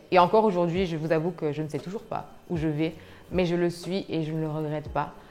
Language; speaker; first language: French; early bilingual, other home language; Arabic